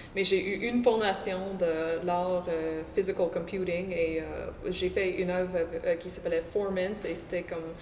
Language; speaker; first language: French; non-native, local second language; English